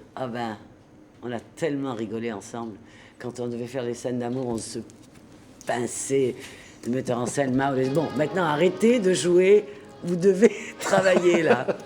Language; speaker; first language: French; native; French